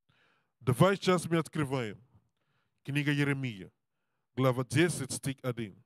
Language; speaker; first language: Russian; non-native, learner; English